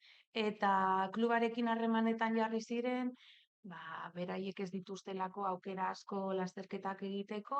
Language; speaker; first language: Basque; native; Basque